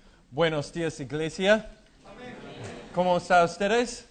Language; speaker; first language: Spanish; non-native, learner; English